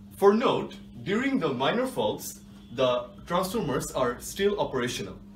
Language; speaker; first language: English; non-native, local second language; Bangla